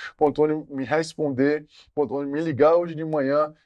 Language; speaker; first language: Portuguese; native; Portuguese